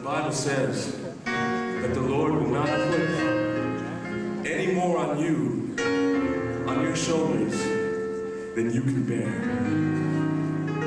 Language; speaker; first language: English; native; English